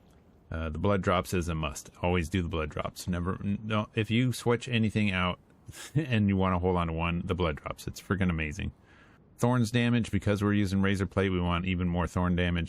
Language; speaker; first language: English; native; English